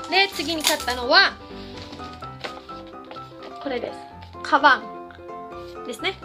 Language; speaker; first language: Japanese; non-native, fluent; Filipino